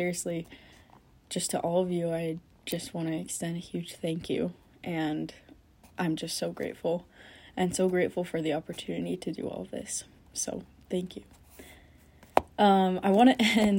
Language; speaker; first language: English; native; English